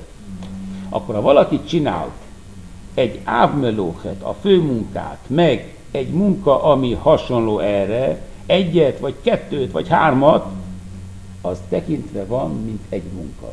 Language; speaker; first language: Hungarian; non-native, fluent; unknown